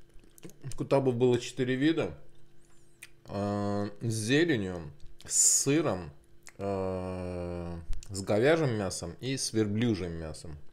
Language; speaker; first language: Russian; non-native, local second language; Azerbaijani